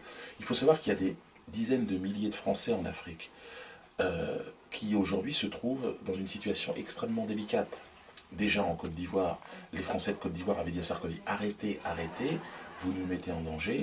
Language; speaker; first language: French; native; French